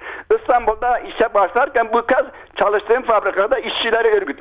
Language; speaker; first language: Turkish; non-native, local second language; Kurdish